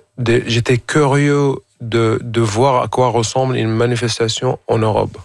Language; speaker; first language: French; non-native, fluent; Arabic